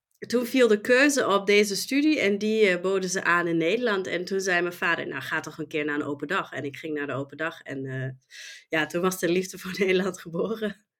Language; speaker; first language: Dutch; non-native, fluent; German